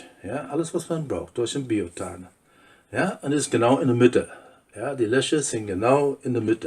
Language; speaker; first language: German; non-native, fluent; English